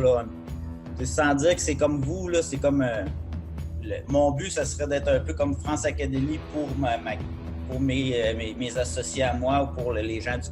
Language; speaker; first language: French; native; French